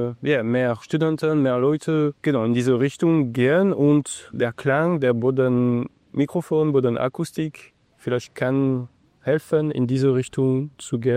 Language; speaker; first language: German; non-native, learner; English